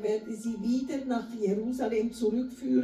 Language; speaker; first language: German; non-native, fluent; Portuguese